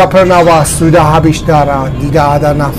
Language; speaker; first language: Indonesian; non-native, learner; Persian